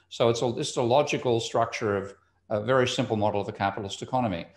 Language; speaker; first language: English; native; English